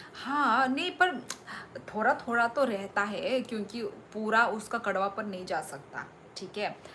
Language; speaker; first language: Hindi; non-native, local second language; Kok Borok